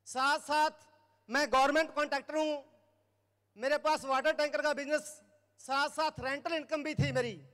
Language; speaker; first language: Hindi; native; Hindi